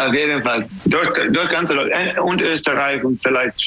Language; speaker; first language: German; non-native, fluent; English